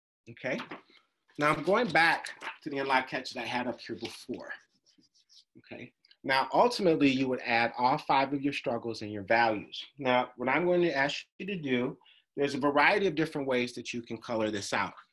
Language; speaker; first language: English; native; English